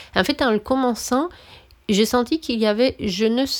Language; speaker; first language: French; non-native, fluent; Romanian